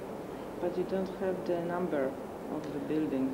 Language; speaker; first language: English; non-native, learner; Polish